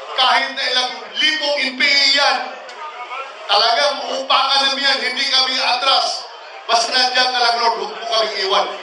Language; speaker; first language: Filipino; non-native, local second language; Cebuano